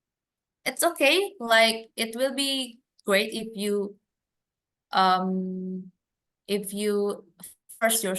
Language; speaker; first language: English; non-native, fluent; Indonesian